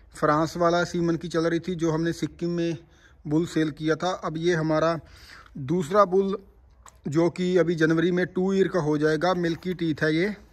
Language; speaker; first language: Hindi; non-native, local second language; Punjabi